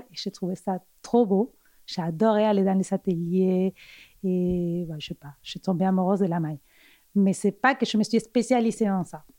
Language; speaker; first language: French; non-native, fluent; Spanish